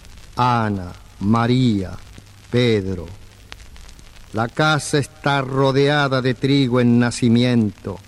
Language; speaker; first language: Spanish; native; Spanish